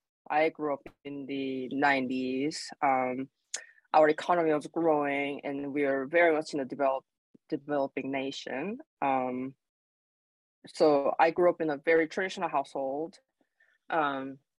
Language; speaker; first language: English; non-native, fluent; Korean